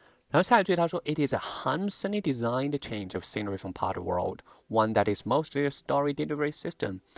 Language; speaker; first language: English; non-native, fluent; Chinese